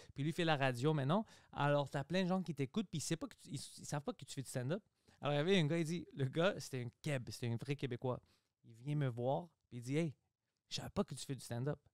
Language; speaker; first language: French; early bilingual, other home language; Greek